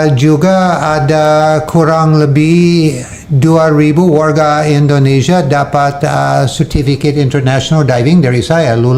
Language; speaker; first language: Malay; non-native, fluent; English